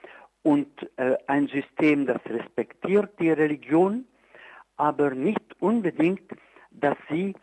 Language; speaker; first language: German; non-native, fluent; Arabic